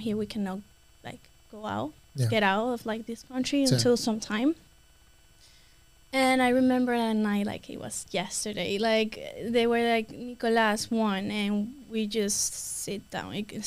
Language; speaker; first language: English; non-native, fluent; Spanish